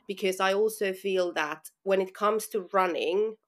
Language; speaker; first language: English; non-native, fluent; Finnish